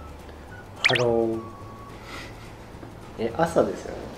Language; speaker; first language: Japanese; native; Japanese